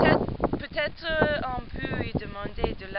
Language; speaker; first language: French; non-native, learner; English